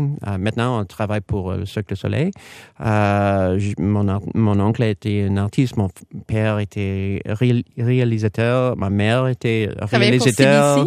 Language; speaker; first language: French; non-native, fluent; English